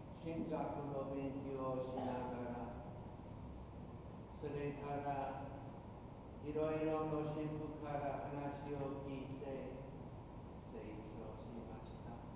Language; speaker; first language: Japanese; non-native, fluent; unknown